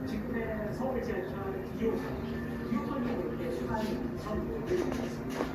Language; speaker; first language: Korean; native; Korean